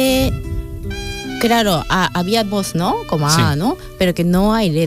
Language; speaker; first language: Spanish; non-native, fluent; Japanese